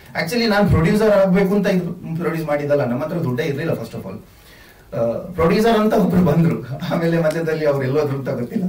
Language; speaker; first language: Kannada; non-native, local second language; Tulu